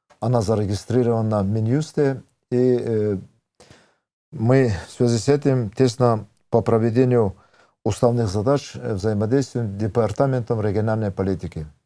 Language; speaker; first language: Russian; non-native, local second language; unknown